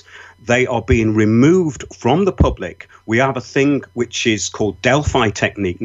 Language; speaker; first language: English; native; English